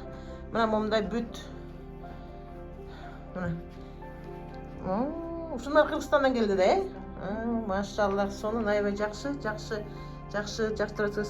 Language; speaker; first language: Kyrgyz; native; Kyrgyz